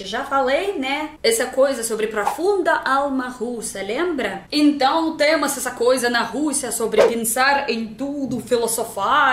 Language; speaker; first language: Portuguese; non-native, fluent; Russian